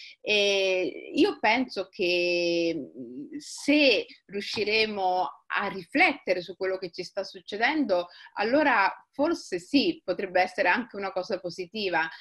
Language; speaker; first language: Italian; early bilingual, other home language; Somali